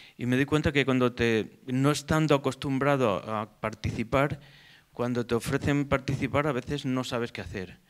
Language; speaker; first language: Spanish; native; Spanish